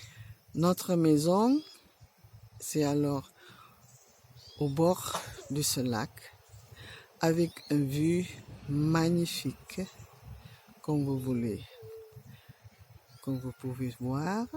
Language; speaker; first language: French; non-native, learner; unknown